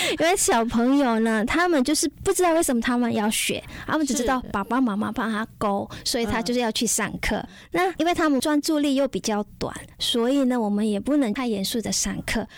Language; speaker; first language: Chinese; non-native, fluent; Indonesian